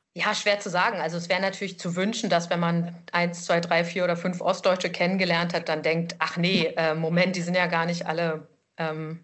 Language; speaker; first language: German; native; German